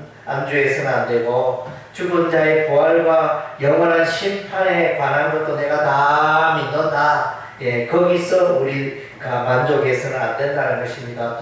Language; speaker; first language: Korean; native; Korean